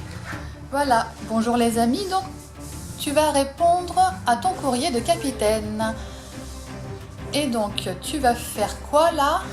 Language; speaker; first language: French; native; French